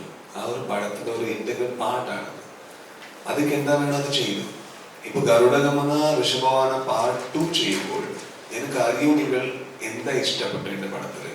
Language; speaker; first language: Malayalam; non-native, learner; Kannada